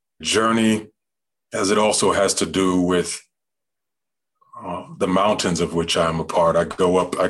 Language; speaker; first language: English; native; English